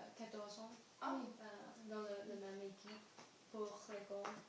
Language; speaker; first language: French; non-native, learner; English